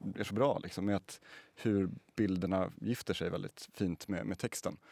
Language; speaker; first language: Swedish; native; Swedish